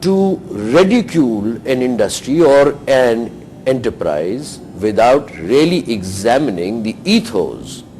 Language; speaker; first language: English; non-native, local second language; Urdu